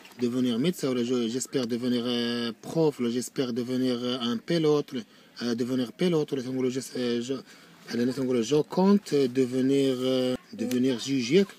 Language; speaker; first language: French; non-native, learner; Arabic